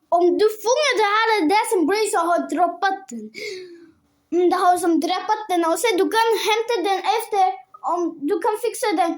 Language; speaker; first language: Swedish; non-native, local second language; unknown